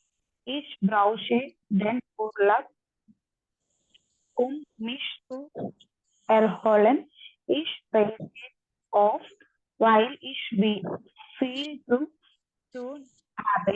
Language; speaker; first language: German; non-native, learner; Malayalam